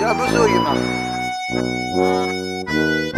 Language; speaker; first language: German; native; German